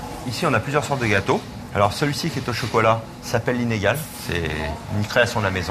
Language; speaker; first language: French; native; French